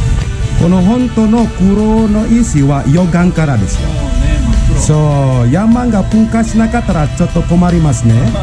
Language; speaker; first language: Japanese; non-native, learner; Indonesian